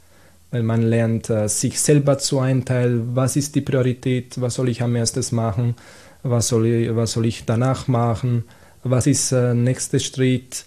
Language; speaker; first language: German; non-native, fluent; Italian